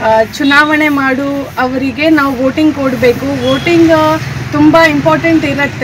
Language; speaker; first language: Kannada; non-native, local second language; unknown